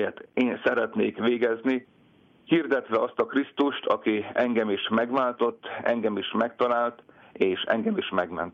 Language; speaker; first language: Hungarian; native; Hungarian